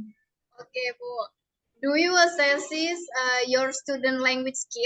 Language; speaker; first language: English; non-native, learner; Indonesian